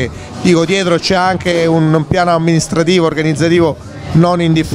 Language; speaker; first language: Italian; native; Italian